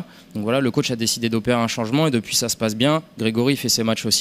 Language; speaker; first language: French; native; French